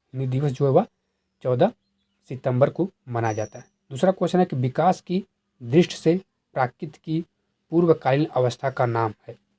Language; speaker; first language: Hindi; native; Hindi